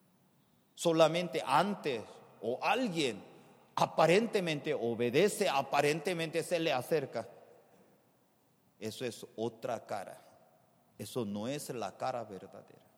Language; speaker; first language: Spanish; non-native, fluent; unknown